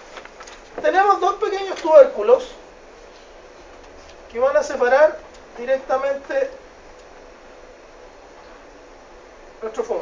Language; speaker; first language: Spanish; native; Spanish